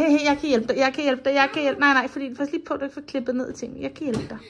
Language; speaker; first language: Danish; native; Danish